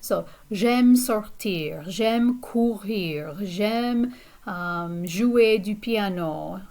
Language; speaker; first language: French; non-native, fluent; English